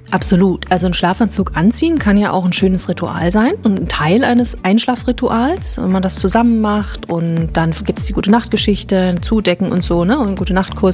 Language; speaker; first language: German; native; German